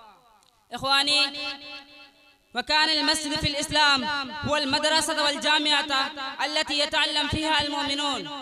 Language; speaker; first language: Arabic; non-native, learner; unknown